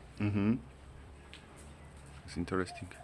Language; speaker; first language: English; non-native, learner; Polish